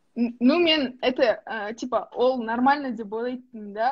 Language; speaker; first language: Russian; non-native, local second language; Kazakh